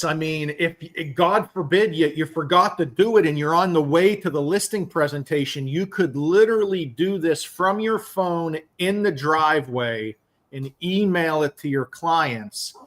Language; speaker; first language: English; native; English